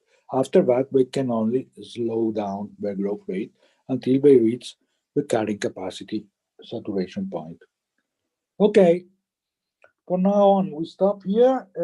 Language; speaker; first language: English; non-native, fluent; Italian